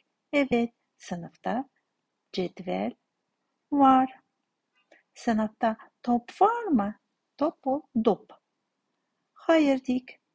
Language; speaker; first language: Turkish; non-native, fluent; Kazakh